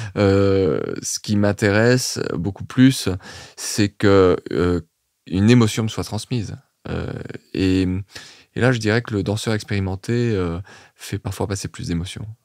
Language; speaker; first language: French; native; French